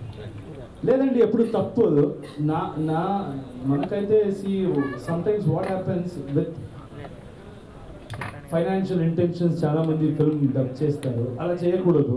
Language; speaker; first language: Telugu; non-native, fluent; Kannada